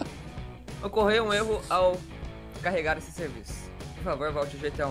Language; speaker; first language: Portuguese; native; Portuguese